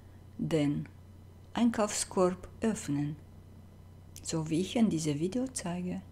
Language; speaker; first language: German; non-native, fluent; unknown